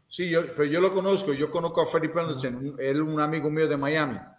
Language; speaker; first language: Spanish; non-native, fluent; English